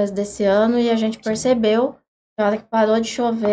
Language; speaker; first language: Portuguese; native; Portuguese